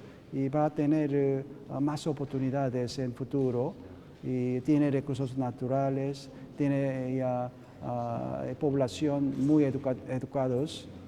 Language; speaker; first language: Spanish; non-native, learner; Korean